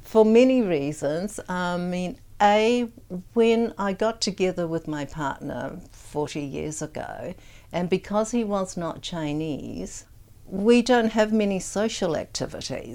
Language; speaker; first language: English; native; English